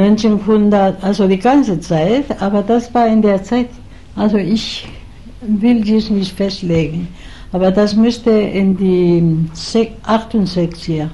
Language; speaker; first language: German; non-native, fluent; Spanish